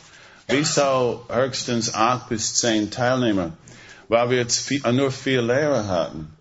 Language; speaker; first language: German; non-native, fluent; English